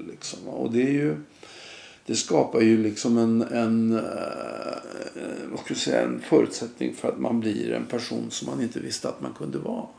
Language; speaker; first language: Swedish; native; Swedish